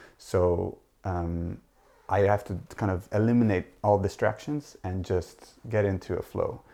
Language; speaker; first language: English; non-native, fluent; Dutch